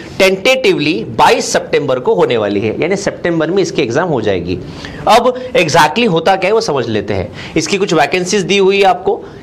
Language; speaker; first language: Hindi; non-native, local second language; Marathi